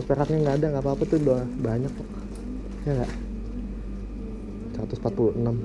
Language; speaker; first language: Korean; non-native, learner; Indonesian